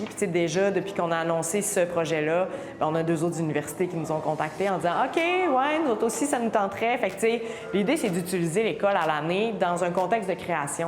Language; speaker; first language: French; native; French